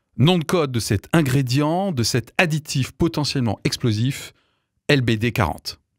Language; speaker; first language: French; native; French